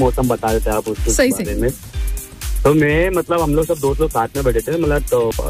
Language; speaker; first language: Hindi; native; Hindi